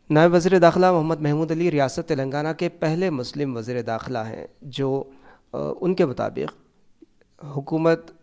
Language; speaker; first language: Urdu; native; Urdu